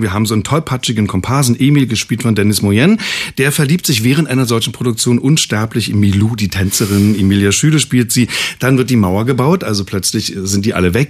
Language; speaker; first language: German; native; German